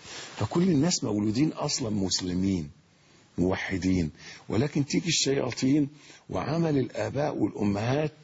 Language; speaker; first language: Arabic; native; Arabic